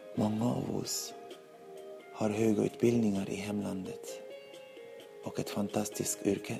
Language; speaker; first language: Swedish; non-native, learner; Arabic